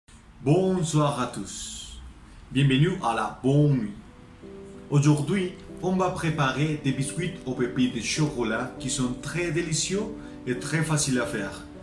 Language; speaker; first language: French; non-native, learner; Spanish